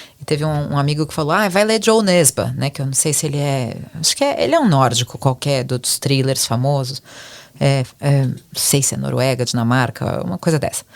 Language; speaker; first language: Portuguese; native; Portuguese